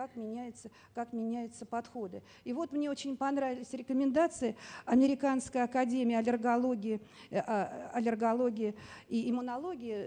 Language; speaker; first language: Russian; native; Russian